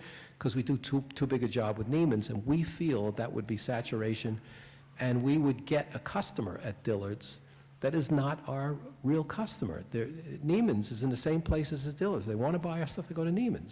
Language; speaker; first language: English; native; English